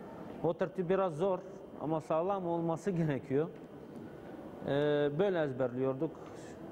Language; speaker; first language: Turkish; non-native, fluent; Bulgarian